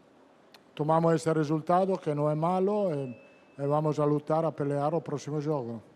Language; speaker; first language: Portuguese; non-native, fluent; Italian